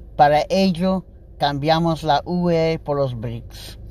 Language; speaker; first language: Spanish; non-native, learner; English